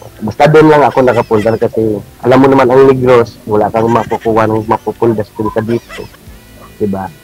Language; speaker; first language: Filipino; non-native, local second language; Hiligaynon